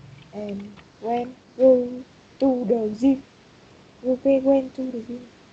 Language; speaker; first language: English; non-native, learner; Vietnamese